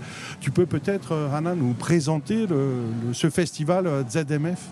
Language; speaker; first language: French; native; French